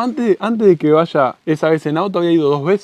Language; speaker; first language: Spanish; native; Spanish